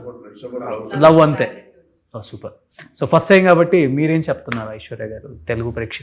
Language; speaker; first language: Telugu; native; Telugu